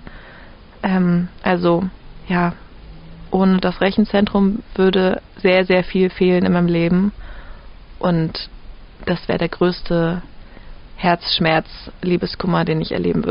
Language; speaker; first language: German; native; German